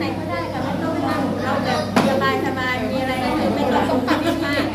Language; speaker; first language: Thai; native; Thai